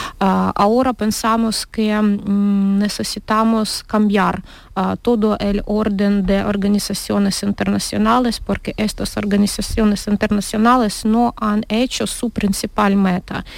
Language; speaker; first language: Spanish; non-native, learner; Ukrainian